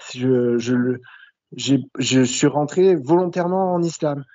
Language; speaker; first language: French; native; French